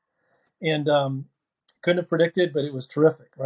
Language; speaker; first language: English; native; English